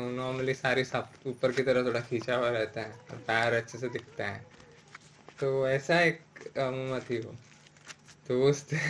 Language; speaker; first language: Hindi; non-native, local second language; Malayalam